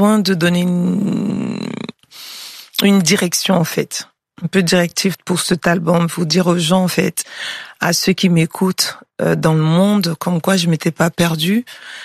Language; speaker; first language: French; non-native, local second language; Bambara